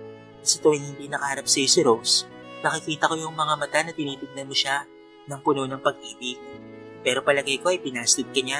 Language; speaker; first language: Filipino; native; Filipino